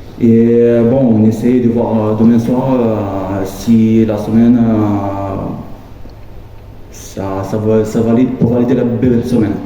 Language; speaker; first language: French; non-native, fluent; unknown